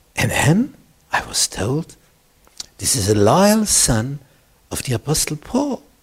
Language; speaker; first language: English; non-native, fluent; German